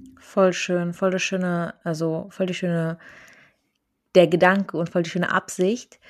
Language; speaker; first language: German; early bilingual, other home language; Arabic